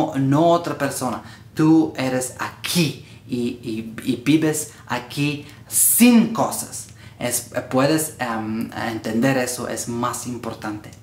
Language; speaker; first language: Spanish; non-native, learner; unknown